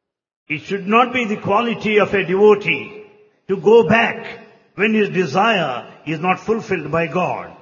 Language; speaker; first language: English; non-native, local second language; Telugu